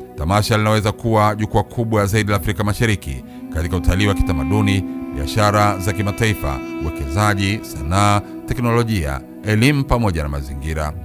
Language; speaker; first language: Swahili; native; Swahili